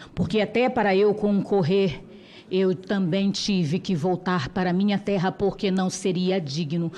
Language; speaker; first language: Portuguese; non-native, local second language; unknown